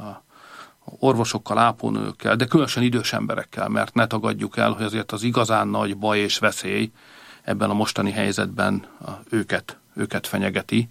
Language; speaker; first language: Hungarian; native; Hungarian